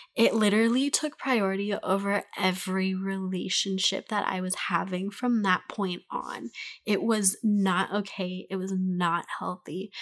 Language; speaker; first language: English; native; English